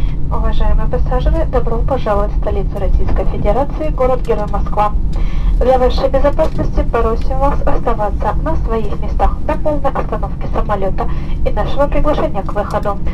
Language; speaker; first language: Russian; native; Russian